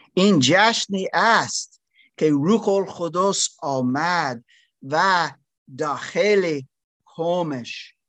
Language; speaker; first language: Persian; non-native, learner; German